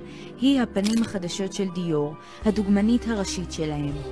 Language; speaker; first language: Hebrew; native; Hebrew